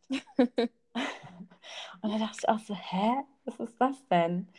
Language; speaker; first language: German; non-native, local second language; Thai